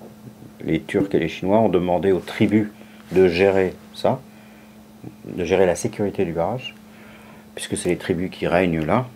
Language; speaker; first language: French; native; French